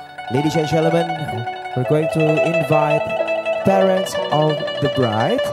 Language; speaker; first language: English; non-native, fluent; Indonesian